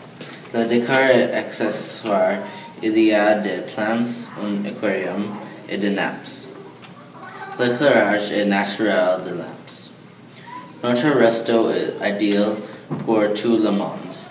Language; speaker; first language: French; non-native, learner; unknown